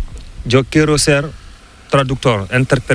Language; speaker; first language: Spanish; non-native, local second language; Fula